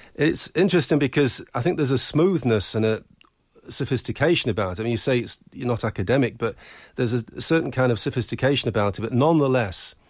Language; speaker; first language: English; native; English